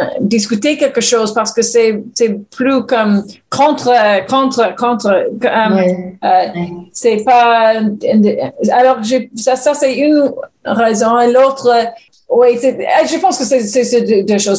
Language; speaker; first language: French; non-native, learner; English